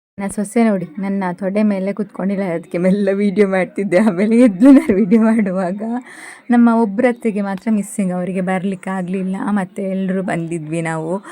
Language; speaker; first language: Kannada; non-native, local second language; Tulu